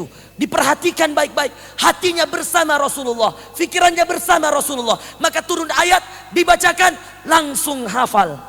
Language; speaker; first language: Indonesian; native; Indonesian